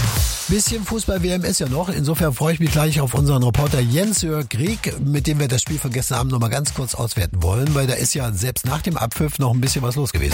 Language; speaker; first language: German; native; German